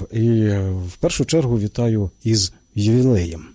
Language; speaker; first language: Ukrainian; native; Ukrainian